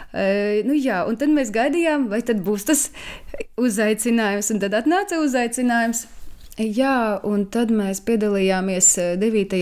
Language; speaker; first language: Latvian; native; Latvian